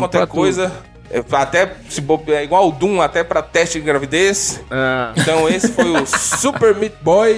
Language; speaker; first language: Portuguese; native; Portuguese